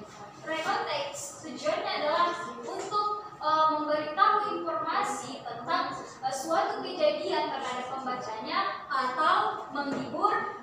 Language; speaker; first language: Indonesian; native; Indonesian